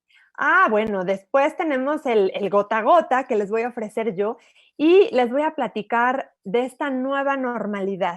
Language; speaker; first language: Spanish; native; Spanish